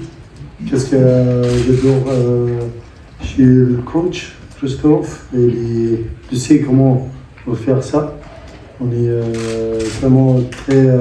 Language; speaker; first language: French; non-native, learner; Arabic